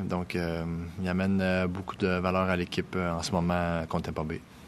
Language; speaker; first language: French; native; French